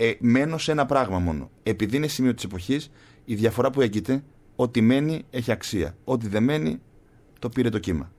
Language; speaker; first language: Greek; native; Greek